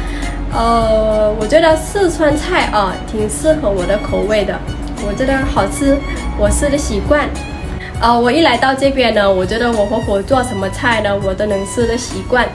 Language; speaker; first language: Chinese; non-native, fluent; Lao